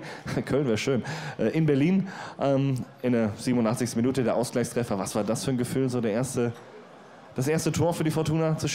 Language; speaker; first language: German; native; German